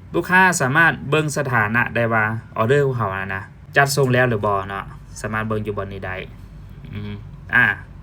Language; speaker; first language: Lao; native; Lao